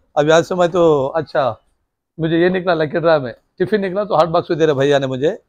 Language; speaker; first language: Hindi; non-native, local second language; Telugu